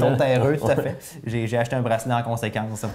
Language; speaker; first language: French; native; French